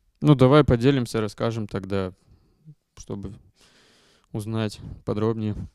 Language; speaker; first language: Russian; native; Russian